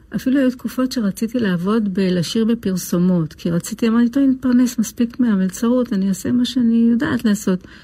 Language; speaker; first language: Hebrew; native; Hebrew